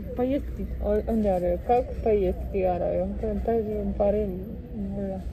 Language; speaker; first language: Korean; non-native, learner; Russian